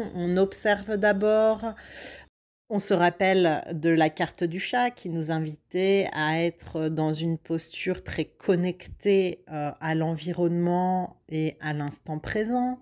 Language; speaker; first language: French; native; French